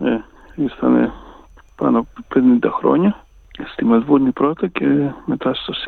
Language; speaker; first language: Greek; early bilingual, heritage; Greek